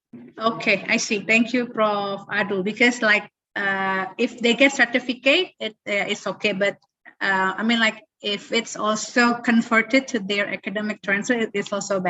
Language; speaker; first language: English; non-native, fluent; Indonesian